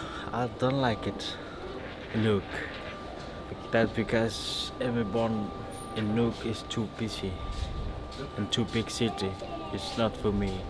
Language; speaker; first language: English; non-native, learner; Kalaallisut